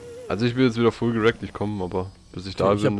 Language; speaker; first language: German; native; German